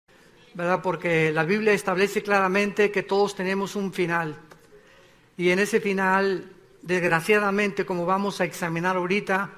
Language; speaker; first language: Spanish; native; Spanish